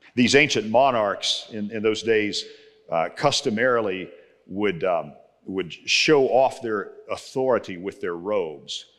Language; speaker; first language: English; native; English